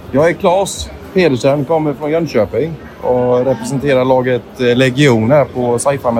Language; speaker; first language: Swedish; native; Swedish